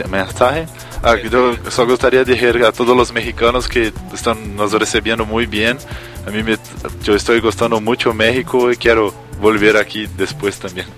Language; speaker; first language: Spanish; non-native, learner; Portuguese